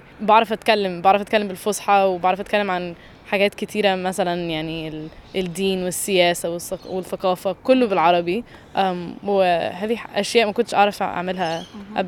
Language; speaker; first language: Arabic; early bilingual, heritage; Arabic